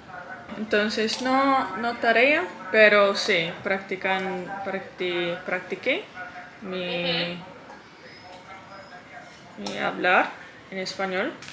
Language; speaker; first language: Spanish; non-native, learner; English